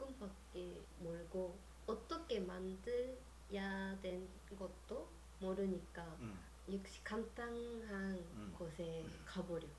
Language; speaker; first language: Korean; non-native, learner; Japanese